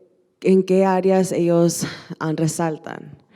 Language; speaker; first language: Spanish; early bilingual, heritage; Spanish